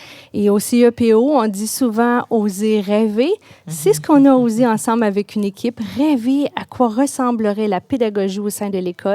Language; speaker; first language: French; native; French